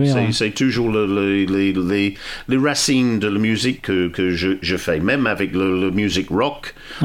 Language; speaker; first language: French; non-native, fluent; English